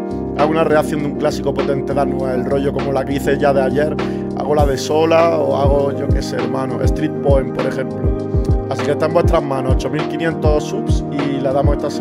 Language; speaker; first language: Spanish; native; Spanish